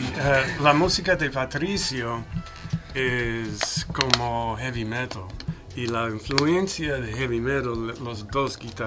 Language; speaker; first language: Spanish; non-native, learner; English